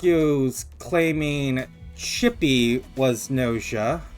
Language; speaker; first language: English; native; English